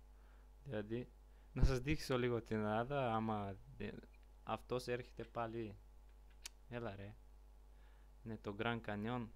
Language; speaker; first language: Greek; non-native, learner; Bulgarian